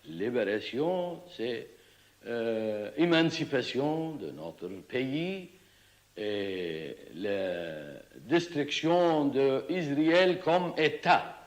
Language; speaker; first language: French; non-native, learner; Arabic